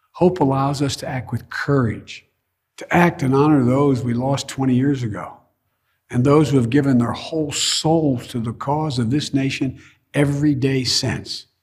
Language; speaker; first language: English; native; English